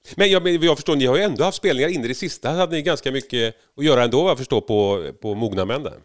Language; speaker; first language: Swedish; native; Swedish